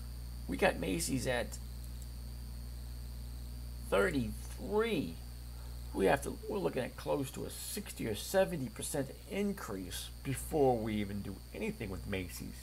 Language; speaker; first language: English; native; English